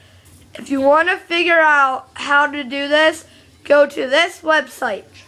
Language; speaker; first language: English; native; English